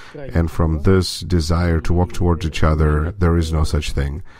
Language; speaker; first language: English; non-native, fluent; Russian